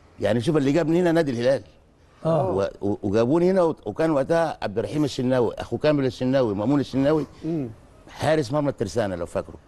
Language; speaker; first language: Arabic; native; Arabic